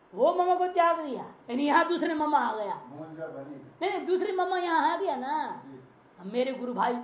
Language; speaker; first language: Hindi; non-native, local second language; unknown